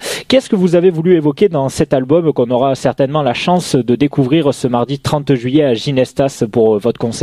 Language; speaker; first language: French; native; French